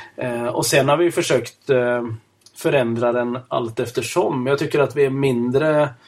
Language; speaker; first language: Swedish; native; Swedish